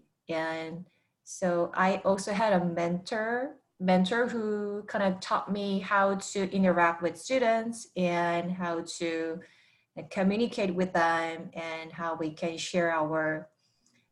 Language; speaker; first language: English; non-native, fluent; Korean